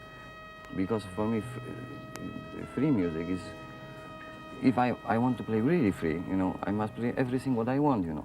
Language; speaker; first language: English; non-native, fluent; Polish